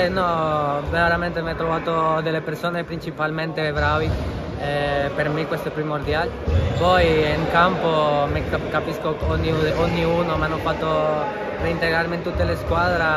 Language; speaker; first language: Italian; non-native, fluent; Spanish